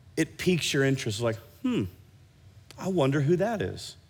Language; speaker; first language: English; native; English